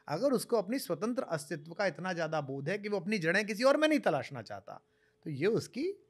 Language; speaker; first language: Hindi; native; Hindi